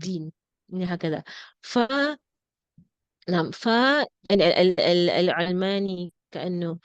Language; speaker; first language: Arabic; non-native, fluent; English